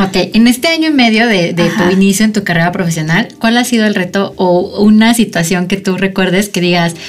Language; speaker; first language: Spanish; native; Spanish